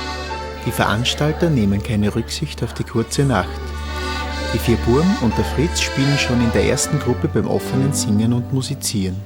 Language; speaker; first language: German; native; German